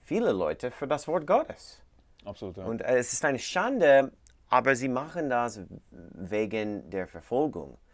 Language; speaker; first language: German; non-native, learner; English